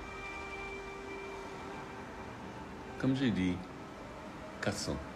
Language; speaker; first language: French; non-native, fluent; English